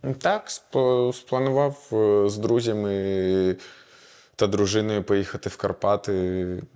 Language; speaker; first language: Ukrainian; non-native, local second language; Russian